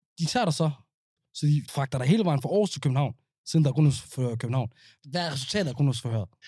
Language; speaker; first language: Danish; early bilingual, other home language; Somali